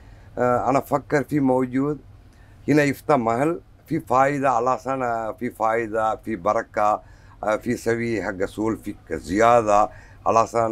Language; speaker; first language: Arabic; non-native, learner; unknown